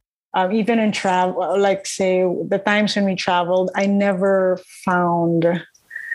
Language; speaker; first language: English; non-native, local second language; Filipino